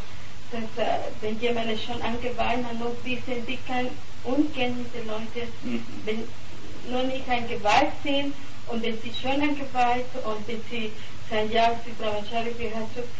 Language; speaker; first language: German; non-native, learner; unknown